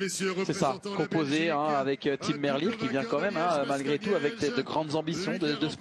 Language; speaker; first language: French; native; French